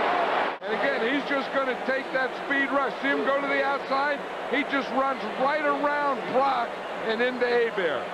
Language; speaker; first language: English; native; English